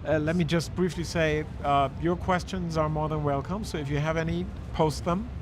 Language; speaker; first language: English; non-native, fluent; German